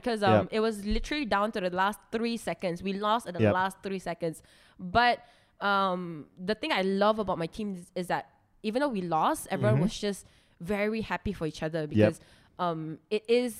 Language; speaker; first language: English; non-native, local second language; Malay